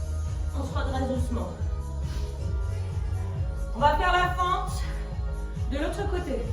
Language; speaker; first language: French; native; French